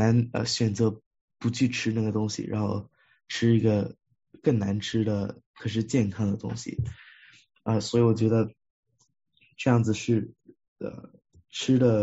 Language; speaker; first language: Chinese; early bilingual, heritage; Chinese